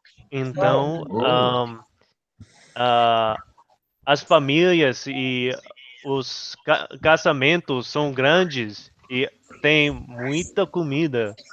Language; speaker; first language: Portuguese; non-native, learner; English